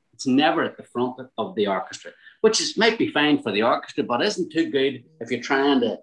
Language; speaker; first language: English; native; English